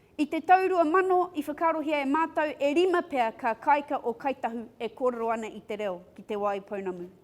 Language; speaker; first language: Māori; non-native, local second language; English